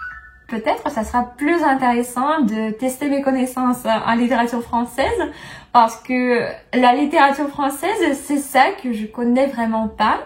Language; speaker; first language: French; non-native, fluent; Russian